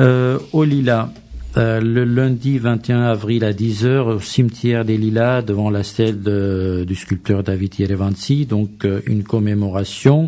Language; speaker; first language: French; native; French